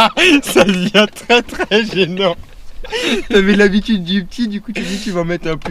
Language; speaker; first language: French; native; French